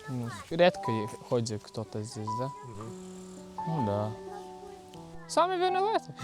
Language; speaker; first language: Russian; non-native, local second language; Latvian